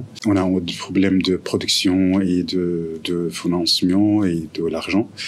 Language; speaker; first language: French; non-native, fluent; Arabic